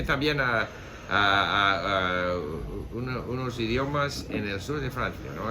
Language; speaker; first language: Spanish; non-native, fluent; English